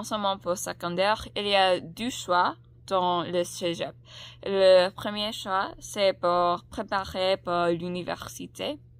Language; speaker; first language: French; non-native, learner; English